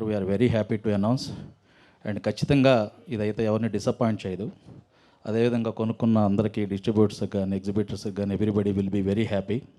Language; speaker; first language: Telugu; native; Telugu